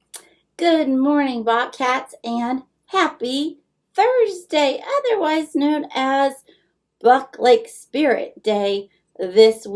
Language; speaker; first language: English; native; English